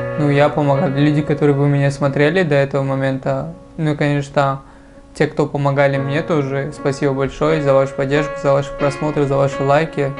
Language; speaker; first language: Russian; non-native, local second language; Tajik